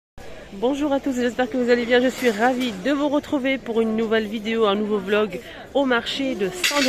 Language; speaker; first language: French; native; French